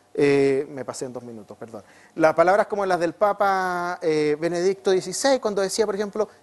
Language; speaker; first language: Spanish; native; Spanish